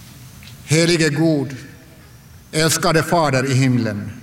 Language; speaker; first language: Swedish; non-native, local second language; Finnish